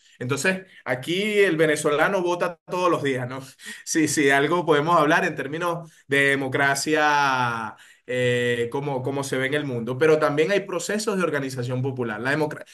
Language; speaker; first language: Spanish; native; Spanish